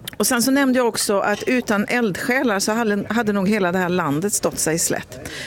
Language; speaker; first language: Swedish; native; Swedish